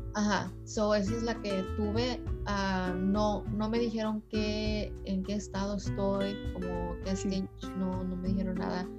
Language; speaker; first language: Spanish; early bilingual, heritage; Spanish